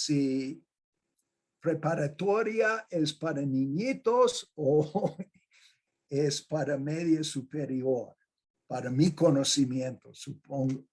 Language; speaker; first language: Spanish; non-native, fluent; English